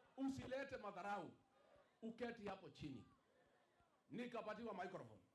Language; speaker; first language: Swahili; non-native, local second language; Kikuyu